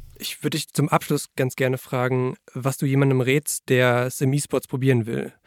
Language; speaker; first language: German; native; German